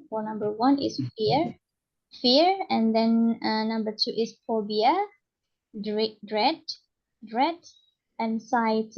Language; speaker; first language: English; non-native, learner; Indonesian